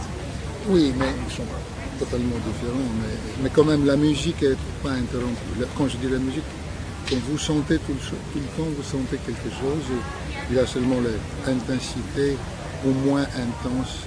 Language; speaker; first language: French; non-native, fluent; Russian